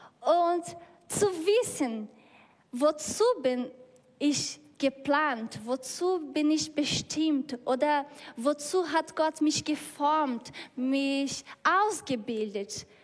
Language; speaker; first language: German; non-native, learner; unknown